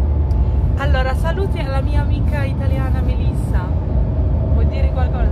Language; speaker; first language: Italian; non-native, learner; French